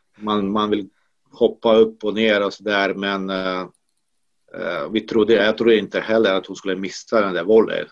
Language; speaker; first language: Swedish; non-native, fluent; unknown